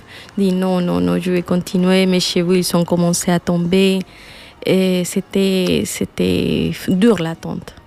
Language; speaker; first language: French; non-native, fluent; Spanish